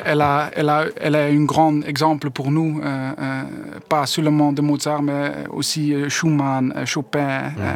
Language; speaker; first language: French; non-native, learner; Dutch